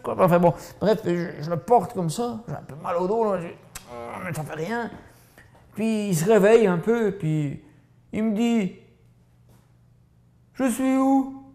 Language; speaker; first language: French; native; French